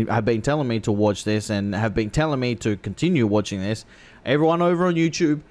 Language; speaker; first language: English; native; English